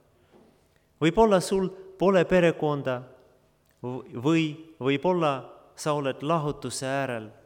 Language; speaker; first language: Estonian; non-native, local second language; Russian